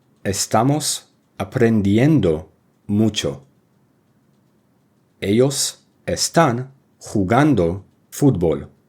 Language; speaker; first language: Spanish; non-native, fluent; English